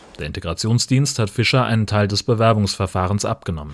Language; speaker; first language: German; native; German